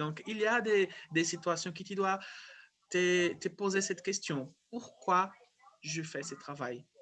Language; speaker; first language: French; non-native, fluent; Portuguese